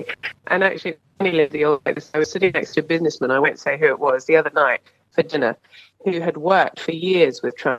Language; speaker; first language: English; native; English